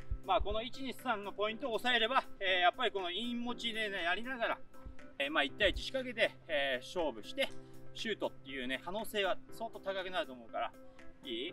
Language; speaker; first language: Japanese; native; Japanese